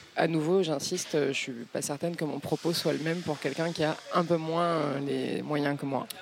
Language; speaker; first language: French; native; French